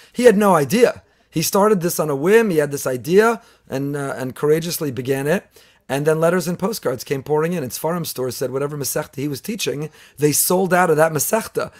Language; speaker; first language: English; native; English